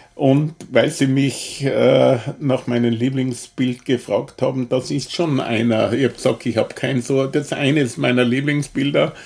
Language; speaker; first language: German; native; German